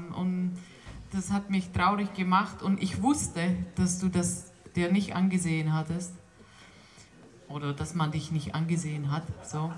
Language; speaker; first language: German; non-native, fluent; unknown